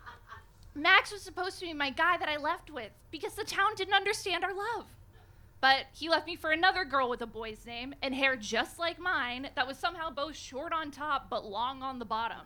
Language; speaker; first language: English; native; English